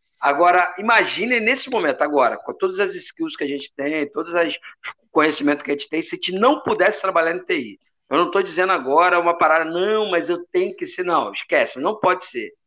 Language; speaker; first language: Portuguese; native; Portuguese